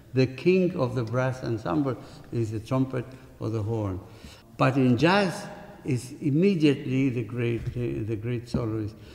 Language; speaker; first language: English; non-native, fluent; Spanish